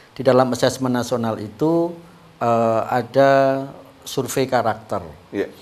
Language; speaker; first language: Indonesian; non-native, local second language; Javanese